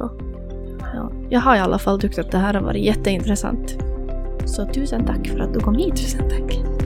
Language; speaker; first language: Swedish; native; Swedish